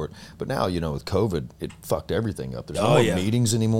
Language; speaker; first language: English; native; English